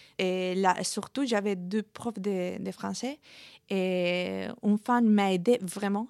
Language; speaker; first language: French; non-native, fluent; Spanish